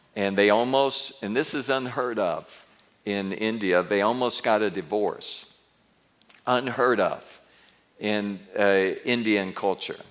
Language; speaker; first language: English; native; English